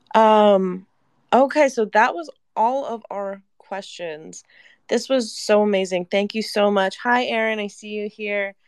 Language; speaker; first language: English; native; English